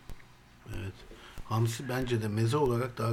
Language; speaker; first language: Turkish; native; Turkish